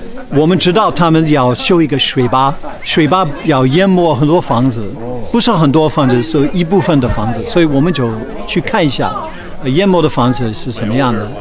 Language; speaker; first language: Chinese; non-native, fluent; English